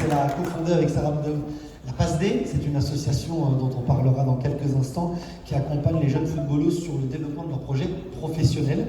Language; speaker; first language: French; native; French